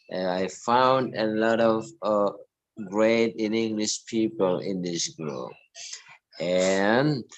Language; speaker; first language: English; non-native, learner; Indonesian